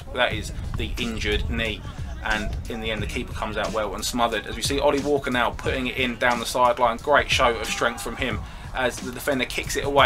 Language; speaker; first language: English; native; English